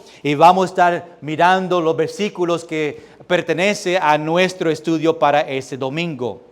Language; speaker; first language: Spanish; early bilingual, heritage; Spanish